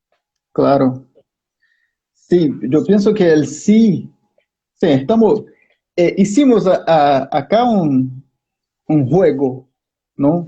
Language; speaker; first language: Spanish; non-native, fluent; Portuguese